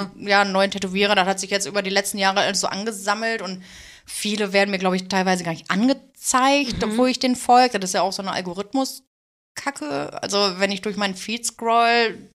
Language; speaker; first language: German; native; German